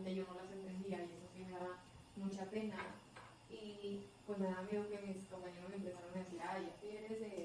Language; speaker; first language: Spanish; early bilingual, heritage; Spanish